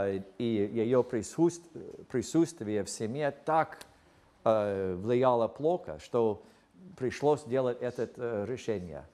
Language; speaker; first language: Russian; non-native, fluent; English